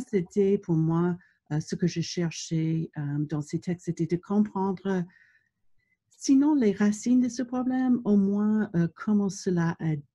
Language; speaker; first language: French; non-native, fluent; English